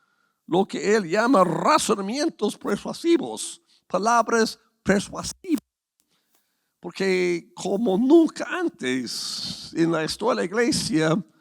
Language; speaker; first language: Spanish; non-native, fluent; English